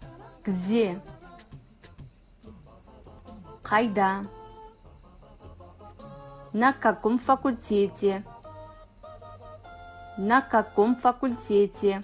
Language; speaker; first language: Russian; non-native, fluent; Kazakh